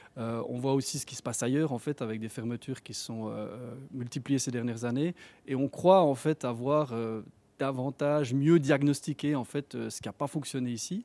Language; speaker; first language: French; native; French